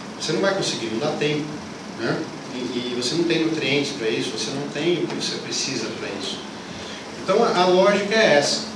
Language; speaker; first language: Portuguese; native; Portuguese